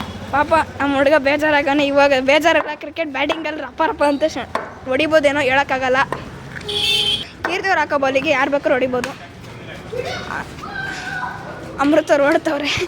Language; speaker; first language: Kannada; native; Kannada